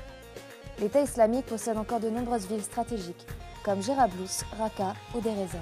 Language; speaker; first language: French; native; French